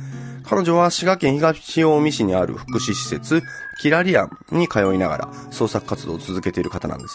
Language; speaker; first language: Japanese; native; Japanese